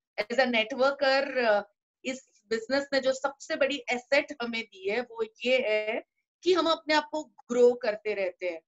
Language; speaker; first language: Hindi; non-native, local second language; Gujarati